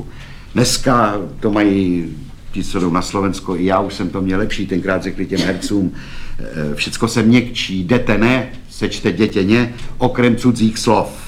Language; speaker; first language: Czech; native; Czech